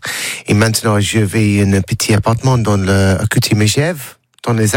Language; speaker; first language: French; non-native, learner; English